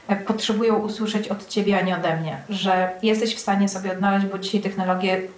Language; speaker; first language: Polish; native; Polish